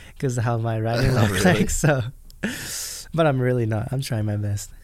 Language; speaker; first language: English; non-native, fluent; Japanese